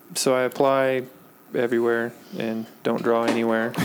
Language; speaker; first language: English; native; English